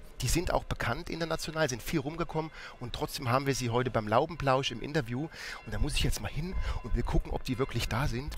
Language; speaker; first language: German; native; German